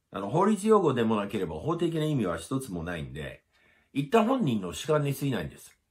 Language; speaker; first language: Japanese; non-native, fluent; English